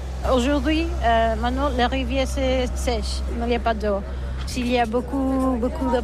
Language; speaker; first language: French; non-native, learner; Catalan